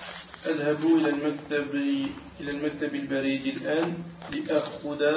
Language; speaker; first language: Arabic; non-native, learner; French